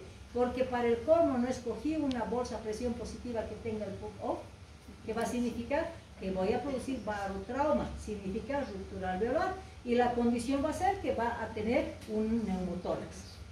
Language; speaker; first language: Spanish; native; Spanish